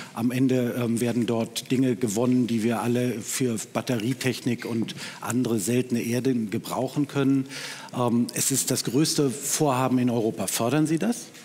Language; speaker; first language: German; native; German